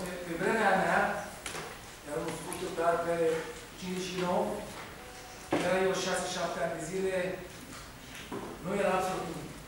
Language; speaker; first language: Romanian; non-native, learner; Hebrew